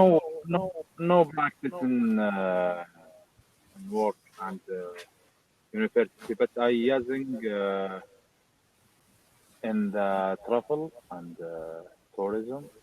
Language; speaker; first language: English; non-native, learner; Arabic